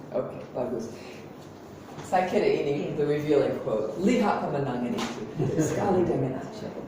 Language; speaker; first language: Indonesian; non-native, fluent; English